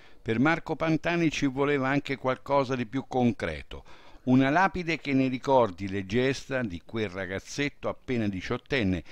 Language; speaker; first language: Italian; native; Italian